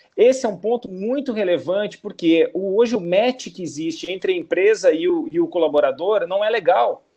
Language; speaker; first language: Portuguese; native; Portuguese